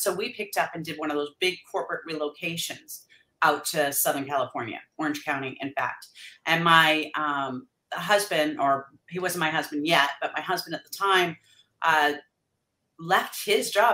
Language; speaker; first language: English; native; English